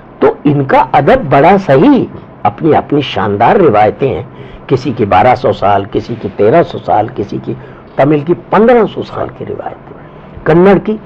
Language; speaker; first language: Urdu; non-native, local second language; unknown